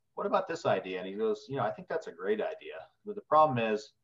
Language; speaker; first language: English; native; English